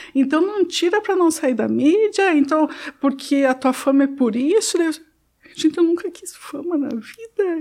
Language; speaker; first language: Portuguese; native; Portuguese